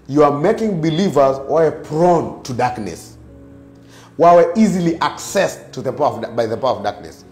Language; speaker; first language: English; non-native, local second language; Swahili